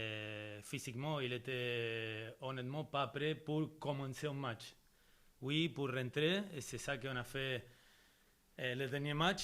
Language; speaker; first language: French; non-native, fluent; Spanish